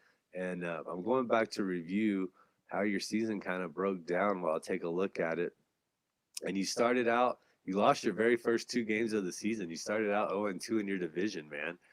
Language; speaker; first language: English; native; English